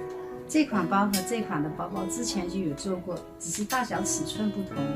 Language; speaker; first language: Chinese; native; Chinese